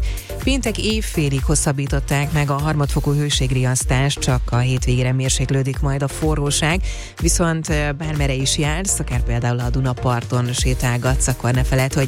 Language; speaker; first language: Hungarian; native; Hungarian